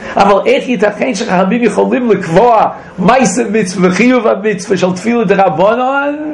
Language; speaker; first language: Hebrew; non-native, fluent; English